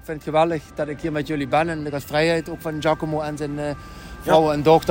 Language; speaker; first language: Dutch; non-native, learner; Italian